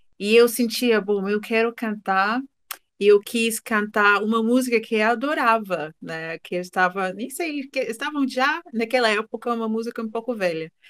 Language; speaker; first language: Portuguese; non-native, fluent; English